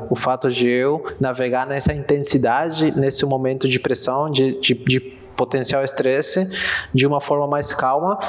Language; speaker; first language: Portuguese; non-native, fluent; Spanish